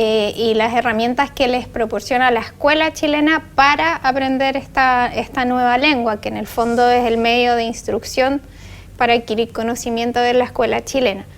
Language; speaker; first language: Spanish; native; Spanish